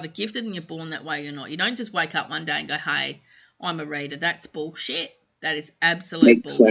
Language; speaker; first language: English; native; English